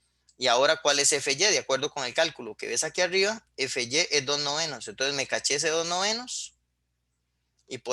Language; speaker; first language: Spanish; native; Spanish